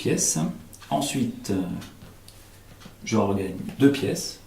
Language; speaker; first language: French; native; French